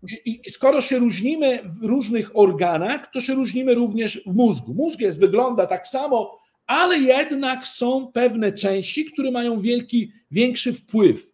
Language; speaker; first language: Polish; early bilingual, heritage; Italian